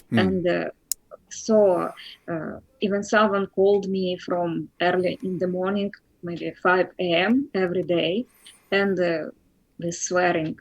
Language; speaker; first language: English; non-native, fluent; Russian